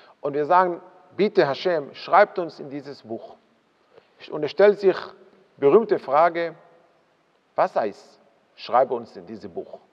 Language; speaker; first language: German; non-native, fluent; Hebrew